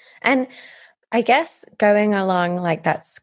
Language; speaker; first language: English; native; English